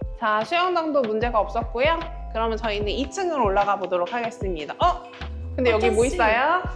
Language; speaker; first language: Korean; native; Korean